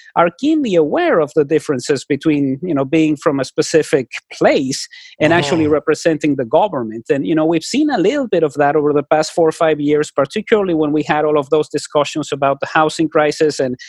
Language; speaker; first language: English; non-native, fluent; Spanish